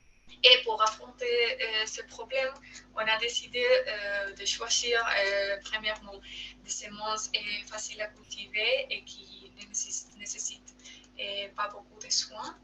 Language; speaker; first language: French; non-native, learner; Spanish